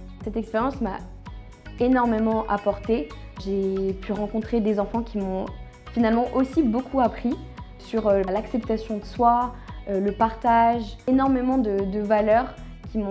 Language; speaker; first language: French; non-native, local second language; Arabic